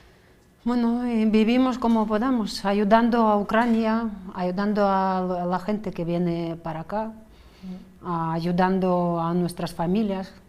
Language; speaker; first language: Spanish; non-native, fluent; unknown